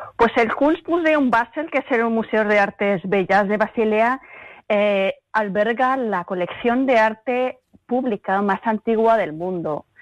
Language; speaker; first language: Spanish; early bilingual, other home language; German